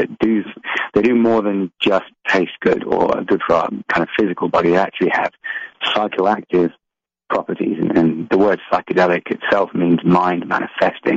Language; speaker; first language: English; native; English